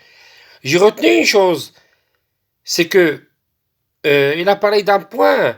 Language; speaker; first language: French; non-native, local second language; Arabic